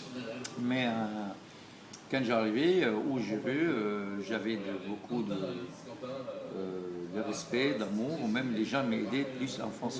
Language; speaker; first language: French; non-native, learner; Arabic